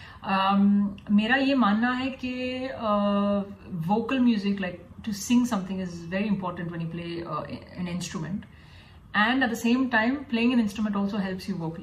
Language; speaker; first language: English; early bilingual, other home language; Tamil